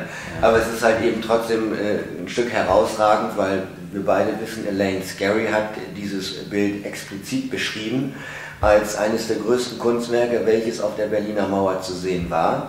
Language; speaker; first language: German; native; German